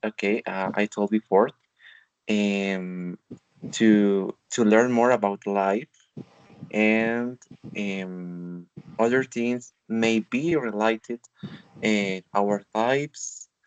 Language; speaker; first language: English; non-native, learner; Spanish